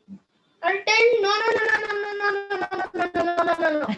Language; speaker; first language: English; non-native, learner; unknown